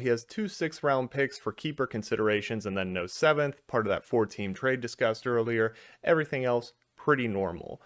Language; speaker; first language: English; native; English